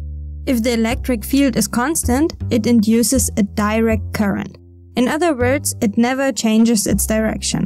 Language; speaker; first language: English; non-native, fluent; German